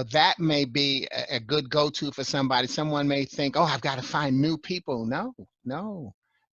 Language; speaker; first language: English; native; English